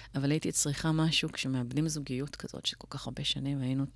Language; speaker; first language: Hebrew; native; Hebrew